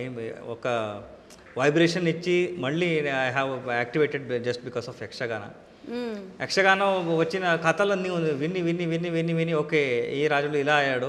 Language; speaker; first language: Telugu; non-native, local second language; Kannada